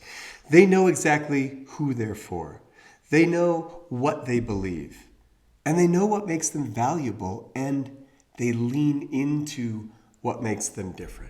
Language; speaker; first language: English; native; English